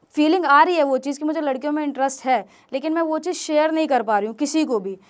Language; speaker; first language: Hindi; native; Hindi